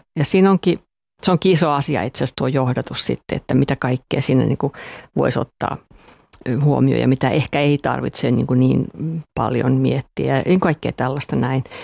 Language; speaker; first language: Finnish; non-native, local second language; Swedish